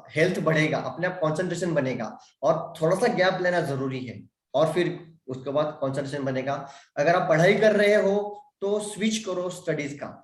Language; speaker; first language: Hindi; non-native, local second language; Marathi